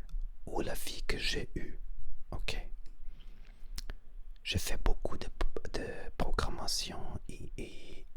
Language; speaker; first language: French; non-native, learner; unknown